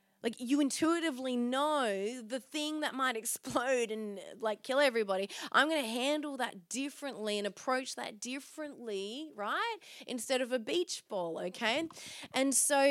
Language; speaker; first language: English; native; English